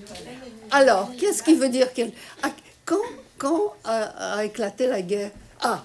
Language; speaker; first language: French; non-native, fluent; Polish